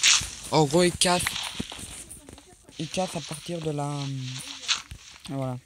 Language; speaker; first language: French; native; French